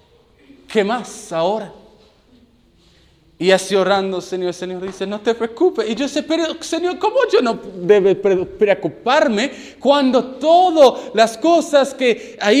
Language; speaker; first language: Spanish; non-native, learner; English